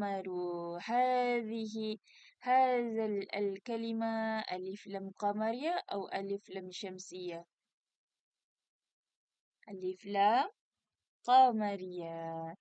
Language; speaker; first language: Arabic; non-native, learner; Malay